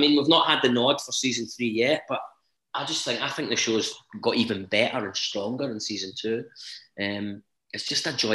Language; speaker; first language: English; native; English